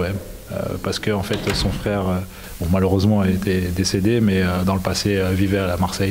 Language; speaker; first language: French; native; French